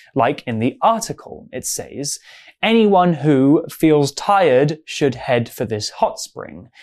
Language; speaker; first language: English; native; English